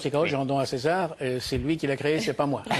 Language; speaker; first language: French; native; French